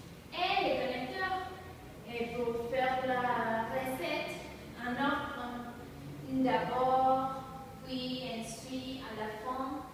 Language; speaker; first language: French; non-native, learner; Spanish